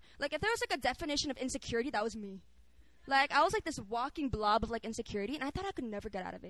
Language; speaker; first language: English; non-native, local second language; Korean